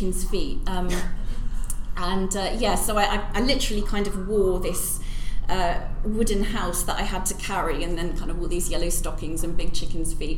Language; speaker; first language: English; native; English